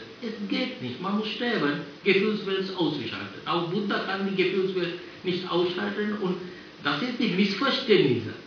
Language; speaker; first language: German; non-native, fluent; Sinhala